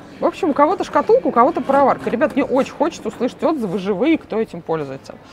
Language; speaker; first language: Russian; native; Russian